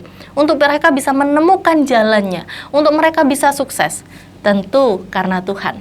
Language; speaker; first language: Indonesian; native; Indonesian